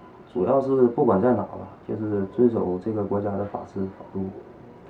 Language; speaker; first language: Chinese; native; Chinese